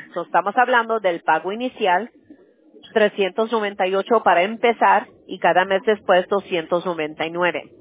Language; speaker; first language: Spanish; early bilingual, other home language; English